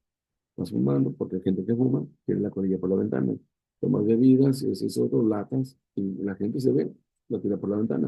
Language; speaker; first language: Spanish; native; Spanish